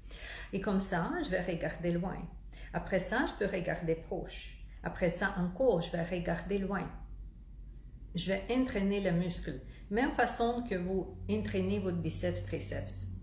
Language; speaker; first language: French; non-native, fluent; Russian